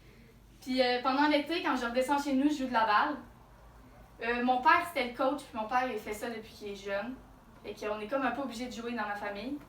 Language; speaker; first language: French; native; French